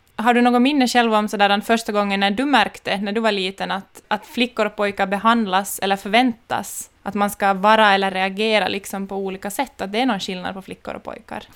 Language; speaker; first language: Swedish; native; Swedish